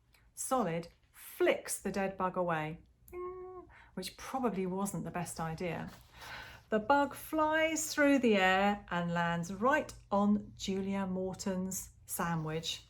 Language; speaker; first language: English; native; English